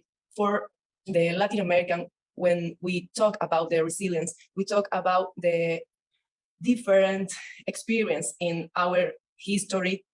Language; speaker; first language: English; non-native, learner; Spanish